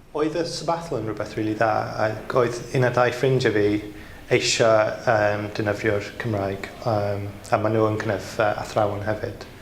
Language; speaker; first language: Welsh; non-native, local second language; English